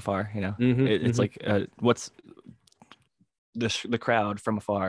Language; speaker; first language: English; native; English